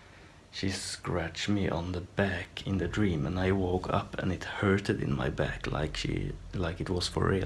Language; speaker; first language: English; non-native, fluent; Swedish